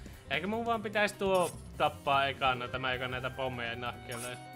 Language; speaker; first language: Finnish; native; Finnish